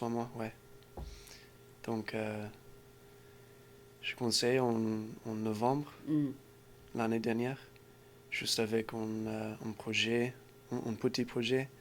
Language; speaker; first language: French; non-native, learner; English